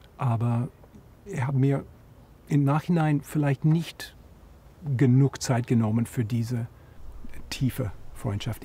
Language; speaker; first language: German; non-native, fluent; Croatian